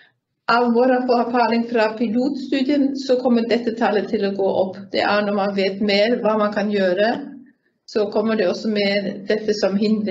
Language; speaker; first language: Norwegian; non-native, fluent; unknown